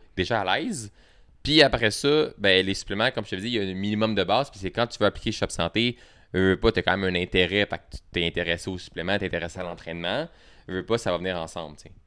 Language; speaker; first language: French; native; French